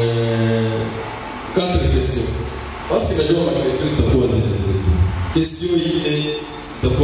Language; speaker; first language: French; non-native, local second language; Swahili